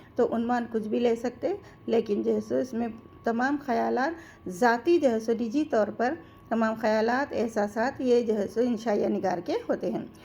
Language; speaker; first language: Urdu; native; Urdu